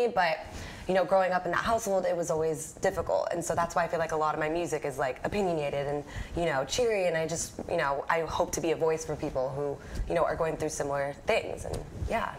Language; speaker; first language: English; native; English